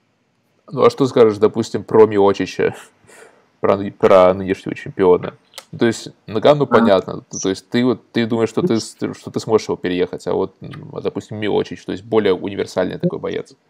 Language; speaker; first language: Russian; native; Russian